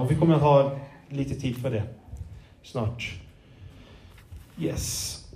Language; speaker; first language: Swedish; non-native, fluent; Portuguese